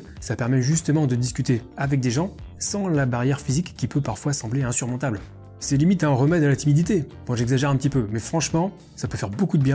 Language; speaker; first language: French; native; French